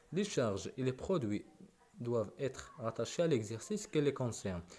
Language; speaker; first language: French; non-native, local second language; Arabic